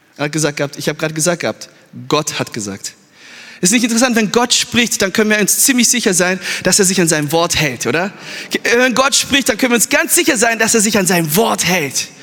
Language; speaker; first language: German; early bilingual, other home language; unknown